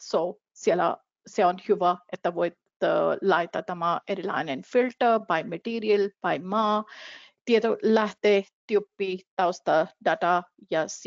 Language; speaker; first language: Finnish; non-native, fluent; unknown